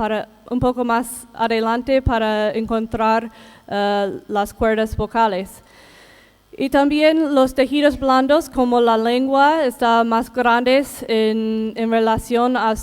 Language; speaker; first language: Spanish; non-native, fluent; English